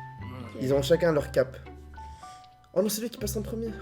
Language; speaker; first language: French; native; French